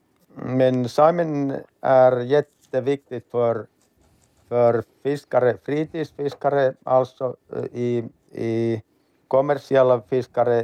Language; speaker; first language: Swedish; non-native, learner; Finnish